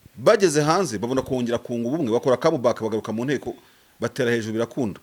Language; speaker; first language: Kinyarwanda; native; Kinyarwanda